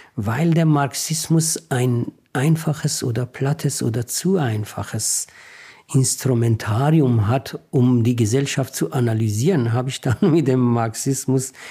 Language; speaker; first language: German; non-native, fluent; Persian